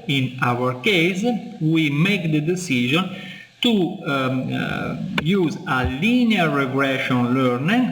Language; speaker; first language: English; non-native, fluent; Italian